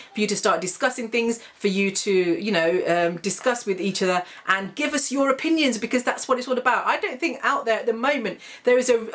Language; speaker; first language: English; native; English